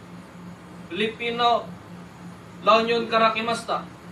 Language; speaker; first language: Japanese; non-native, learner; Iloko